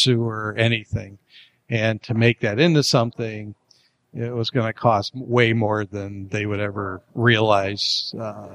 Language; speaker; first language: English; native; English